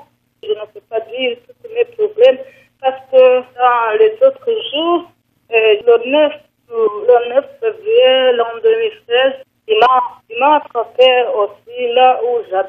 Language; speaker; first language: French; non-native, learner; Rundi